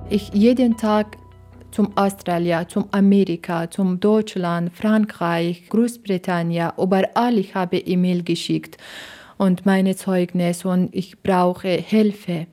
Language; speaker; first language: German; non-native, learner; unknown